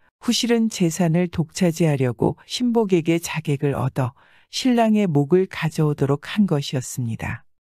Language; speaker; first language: Korean; native; Korean